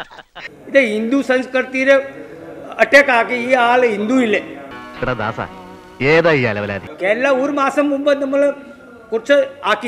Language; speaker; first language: Malayalam; non-native, learner; Hindi